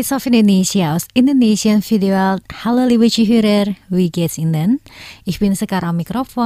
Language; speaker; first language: German; non-native, fluent; Indonesian